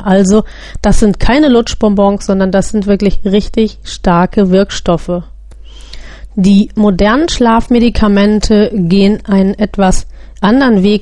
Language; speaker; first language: German; native; German